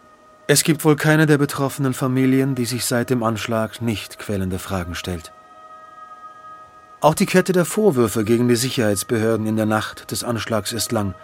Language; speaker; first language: German; native; German